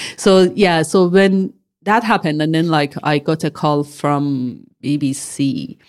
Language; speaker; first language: English; non-native, fluent; Persian